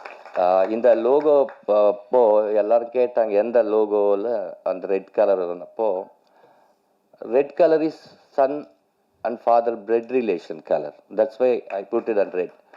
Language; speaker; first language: Tamil; non-native, learner; Telugu